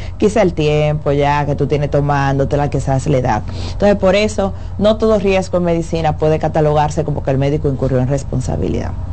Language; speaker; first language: Spanish; native; Spanish